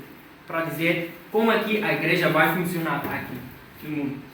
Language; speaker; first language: Portuguese; non-native, fluent; English